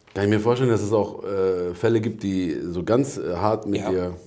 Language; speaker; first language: German; native; German